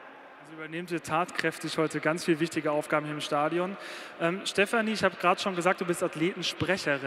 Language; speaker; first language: German; native; German